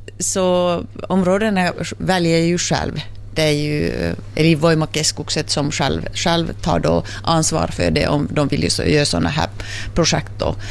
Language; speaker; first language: Swedish; non-native, local second language; Finnish